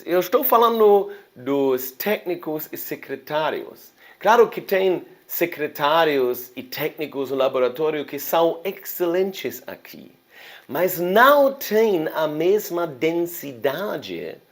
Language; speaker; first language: Portuguese; non-native, fluent; German